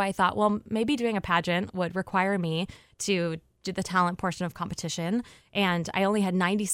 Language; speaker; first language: English; native; English